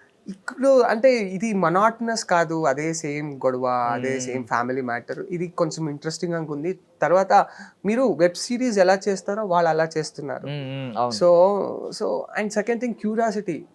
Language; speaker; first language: Telugu; non-native, learner; Kannada